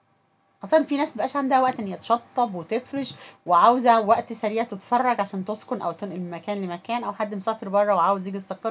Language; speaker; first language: Arabic; native; Arabic